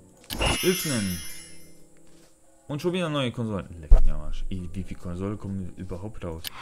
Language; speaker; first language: German; non-native, learner; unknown